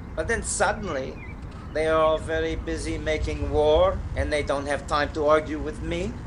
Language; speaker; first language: English; non-native, fluent; Russian